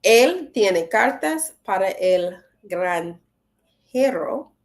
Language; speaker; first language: Spanish; non-native, learner; English